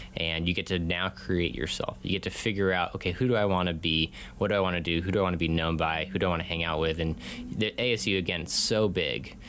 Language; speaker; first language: English; native; English